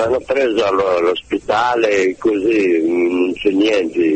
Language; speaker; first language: Italian; non-native, learner; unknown